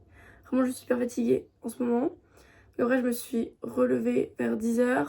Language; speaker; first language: French; native; French